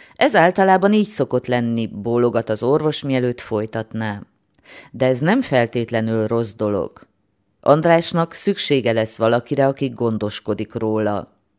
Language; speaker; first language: Hungarian; native; Hungarian